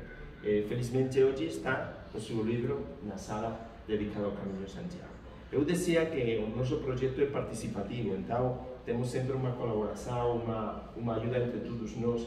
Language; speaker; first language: Portuguese; non-native, fluent; Spanish